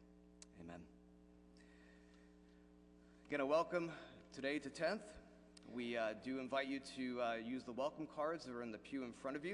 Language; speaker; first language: English; native; English